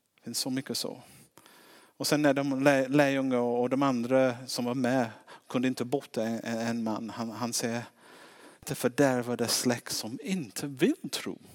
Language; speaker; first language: Swedish; non-native, fluent; English